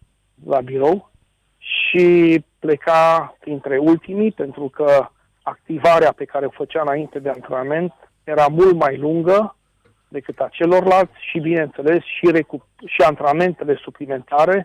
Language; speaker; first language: Romanian; native; Romanian